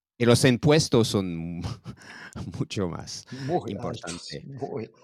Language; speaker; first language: Spanish; non-native, learner; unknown